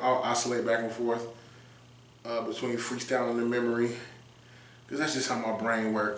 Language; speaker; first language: English; native; English